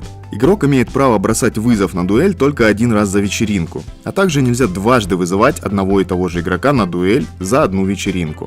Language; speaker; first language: Russian; native; Russian